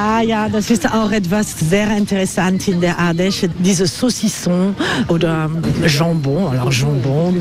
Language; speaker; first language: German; non-native, learner; French